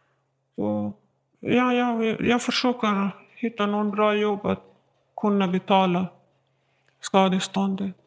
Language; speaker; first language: Swedish; non-native, learner; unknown